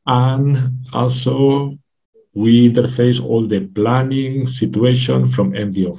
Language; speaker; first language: English; non-native, fluent; Spanish